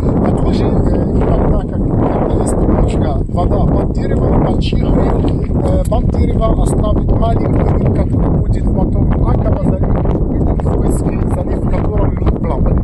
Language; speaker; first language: Russian; non-native, local second language; Arabic